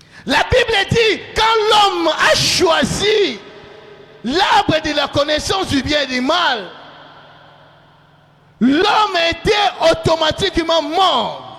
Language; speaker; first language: French; non-native, local second language; Lingala